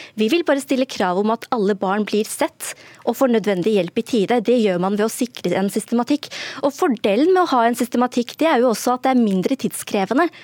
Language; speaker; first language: Norwegian; early bilingual, other home language; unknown